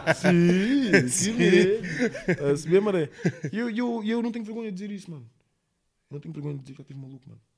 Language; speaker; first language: Portuguese; early bilingual, heritage; English